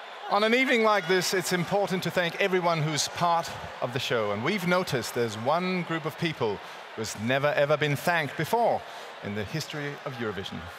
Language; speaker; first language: English; non-native, fluent; Danish